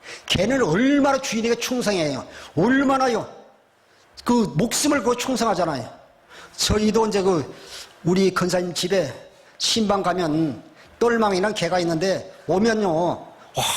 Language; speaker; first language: Korean; native; Korean